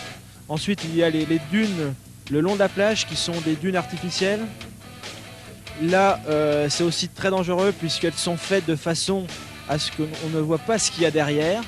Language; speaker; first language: French; native; French